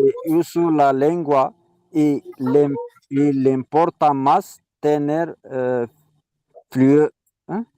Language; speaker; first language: Spanish; non-native, learner; Arabic